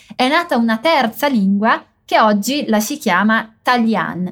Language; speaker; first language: Italian; native; Italian